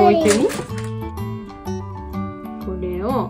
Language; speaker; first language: Japanese; native; Japanese